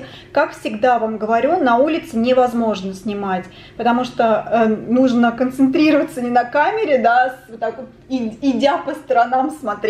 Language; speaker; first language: Russian; native; Russian